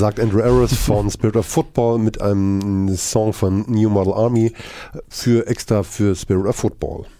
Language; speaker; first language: German; native; German